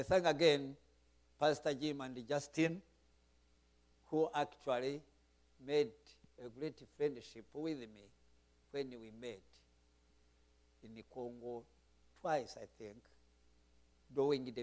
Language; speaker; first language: English; non-native, local second language; Kinyarwanda